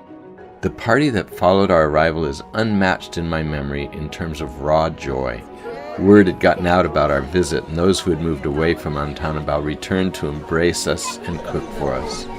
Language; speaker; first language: English; native; English